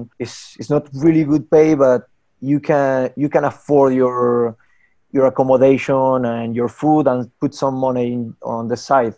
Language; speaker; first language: English; non-native, learner; Spanish